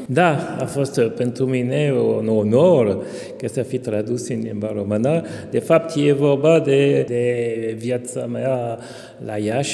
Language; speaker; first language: Romanian; non-native, fluent; French